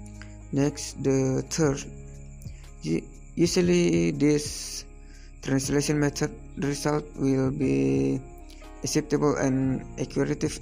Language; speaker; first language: English; non-native, learner; Indonesian